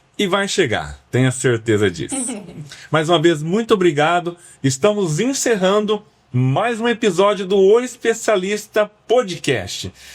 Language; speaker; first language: Portuguese; native; Portuguese